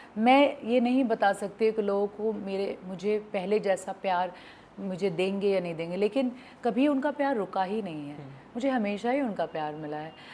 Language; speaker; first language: Hindi; native; Hindi